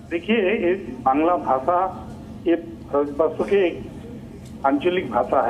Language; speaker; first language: Hindi; non-native, local second language; Bangla